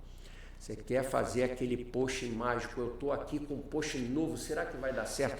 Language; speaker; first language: Portuguese; native; Portuguese